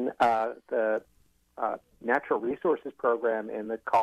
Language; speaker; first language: English; native; English